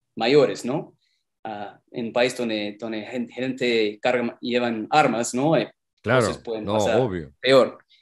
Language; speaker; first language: Spanish; non-native, fluent; English